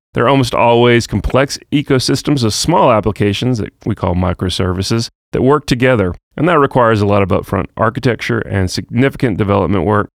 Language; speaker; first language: English; native; English